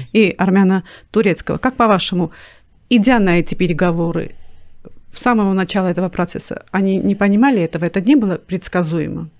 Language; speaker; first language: Russian; non-native, local second language; Armenian